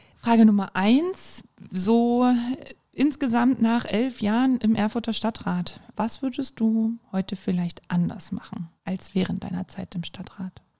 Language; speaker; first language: German; native; German